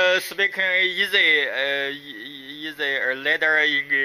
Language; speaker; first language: English; non-native, learner; Chinese